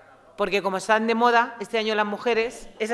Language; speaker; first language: Spanish; native; Spanish